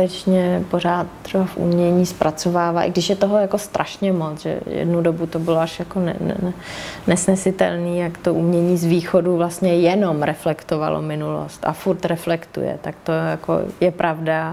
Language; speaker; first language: Czech; native; Czech